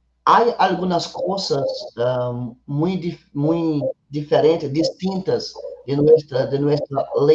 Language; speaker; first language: Spanish; non-native, learner; Portuguese